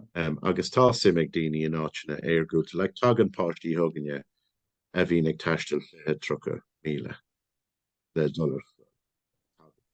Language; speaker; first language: Irish; non-native, local second language; English